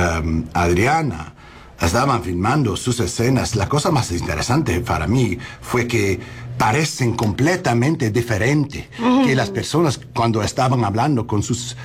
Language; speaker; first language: Spanish; non-native, learner; English